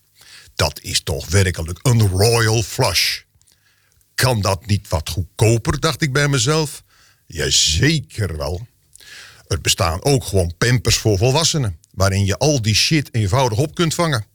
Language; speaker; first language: Dutch; native; Dutch